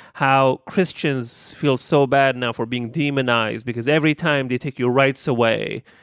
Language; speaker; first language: English; non-native, fluent; Arabic